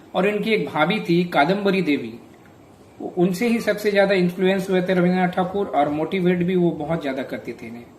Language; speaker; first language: Hindi; non-native, local second language; Bangla